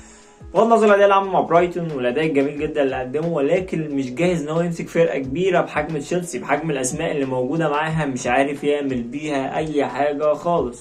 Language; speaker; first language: Arabic; native; Arabic